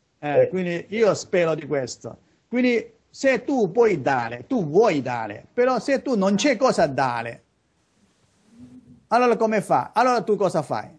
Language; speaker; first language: Italian; non-native, learner; Chinese